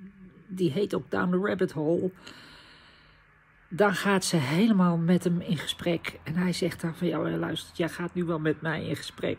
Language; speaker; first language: Dutch; native; Dutch